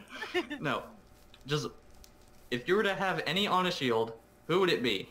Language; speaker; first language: English; native; English